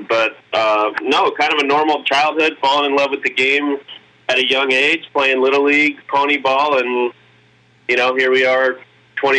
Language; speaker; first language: English; native; English